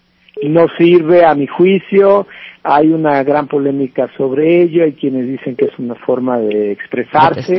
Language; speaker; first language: Spanish; native; Spanish